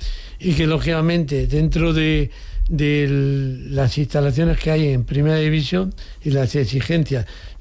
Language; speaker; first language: Spanish; native; Spanish